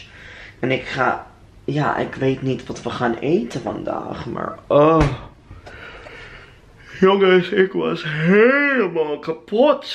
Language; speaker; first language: Dutch; non-native, fluent; English